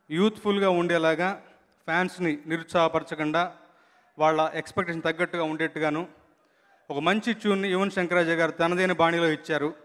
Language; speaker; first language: Telugu; native; Telugu